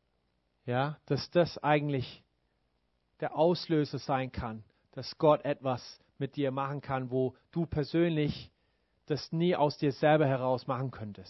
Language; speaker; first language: German; non-native, fluent; English